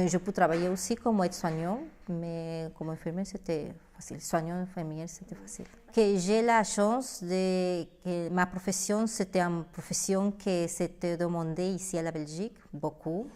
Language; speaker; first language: French; non-native, learner; Spanish